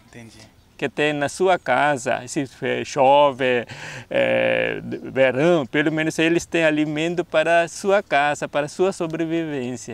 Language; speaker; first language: Portuguese; non-native, fluent; Malayalam